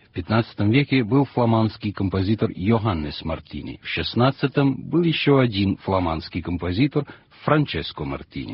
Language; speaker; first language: Russian; non-native, fluent; Italian